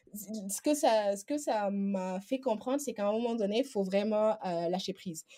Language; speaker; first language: French; non-native, local second language; Wolof